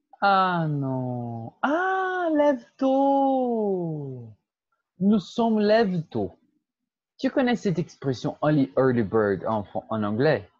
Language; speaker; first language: French; non-native, fluent; Portuguese